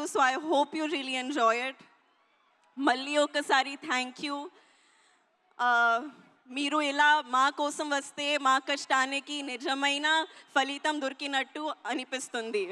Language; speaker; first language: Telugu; non-native, learner; Hindi